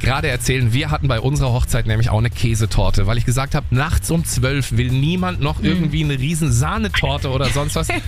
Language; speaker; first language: German; native; German